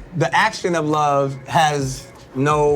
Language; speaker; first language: English; native; English